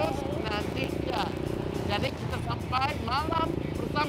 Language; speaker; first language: Indonesian; non-native, learner; Japanese